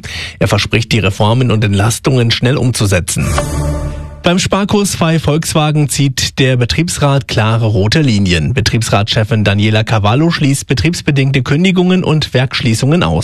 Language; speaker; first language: German; native; German